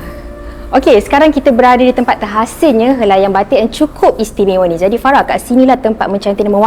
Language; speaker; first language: Malay; native; Malay